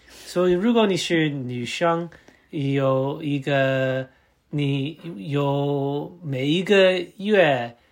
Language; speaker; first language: Chinese; non-native, learner; English